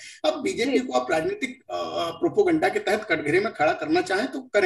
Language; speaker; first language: Hindi; native; Hindi